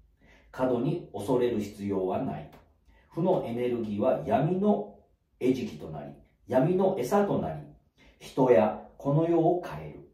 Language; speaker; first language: Japanese; native; Japanese